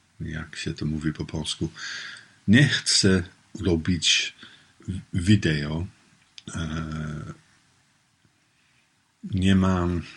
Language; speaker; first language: Polish; non-native, learner; English